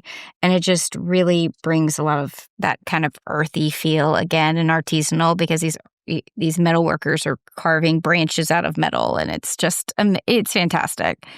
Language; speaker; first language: English; native; English